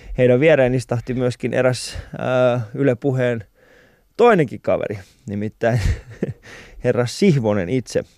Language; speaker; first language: Finnish; early bilingual, other home language; Persian